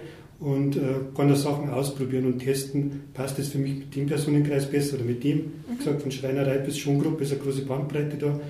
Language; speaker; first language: German; native; German